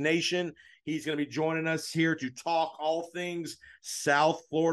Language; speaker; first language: English; native; English